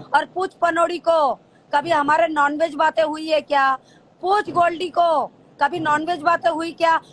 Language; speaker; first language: Hindi; native; Hindi